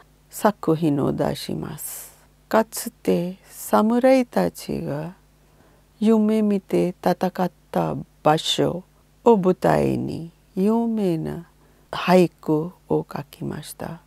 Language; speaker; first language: Japanese; non-native, fluent; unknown